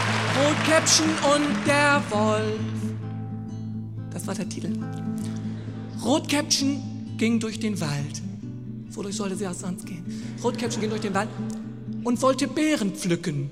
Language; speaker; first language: German; native; German